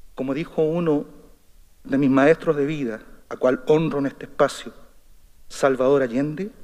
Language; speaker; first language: Spanish; native; Spanish